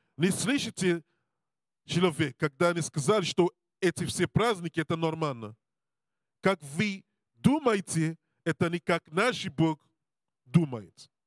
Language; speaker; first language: Russian; non-native, learner; English